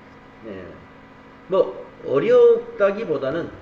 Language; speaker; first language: Korean; native; Korean